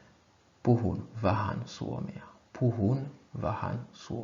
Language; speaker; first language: Finnish; non-native, fluent; French